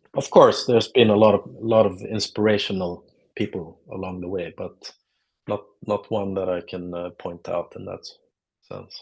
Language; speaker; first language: English; non-native, fluent; Swedish